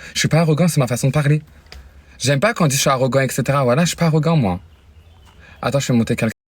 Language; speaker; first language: French; native; French